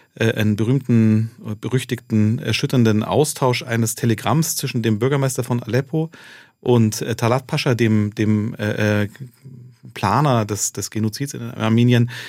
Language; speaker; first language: German; native; German